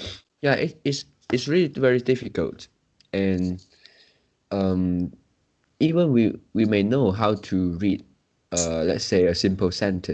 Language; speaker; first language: English; non-native, local second language; Chinese